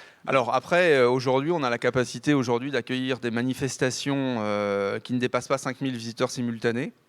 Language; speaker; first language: French; native; French